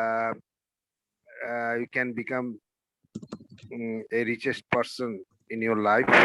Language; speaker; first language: English; non-native, learner; Hindi